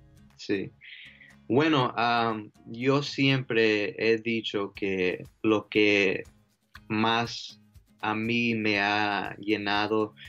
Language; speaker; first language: Spanish; early bilingual, heritage; Spanish